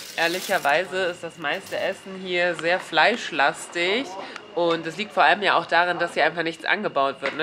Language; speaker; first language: German; native; German